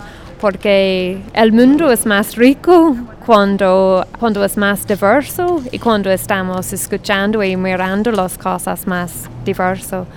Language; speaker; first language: Spanish; non-native, fluent; English